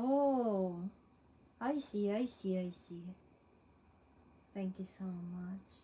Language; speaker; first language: English; non-native, local second language; Filipino